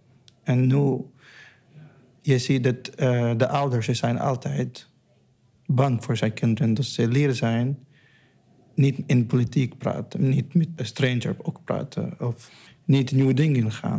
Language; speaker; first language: Dutch; non-native, learner; Arabic